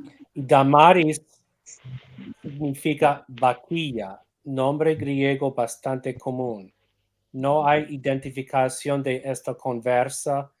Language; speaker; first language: Spanish; non-native, fluent; English